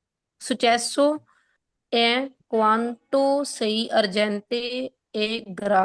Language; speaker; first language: Italian; non-native, learner; Punjabi